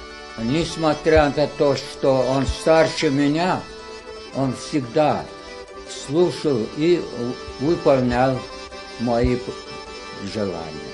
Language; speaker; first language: Russian; non-native, local second language; Chechen